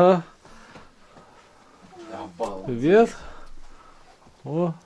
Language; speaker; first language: Russian; non-native, learner; Danish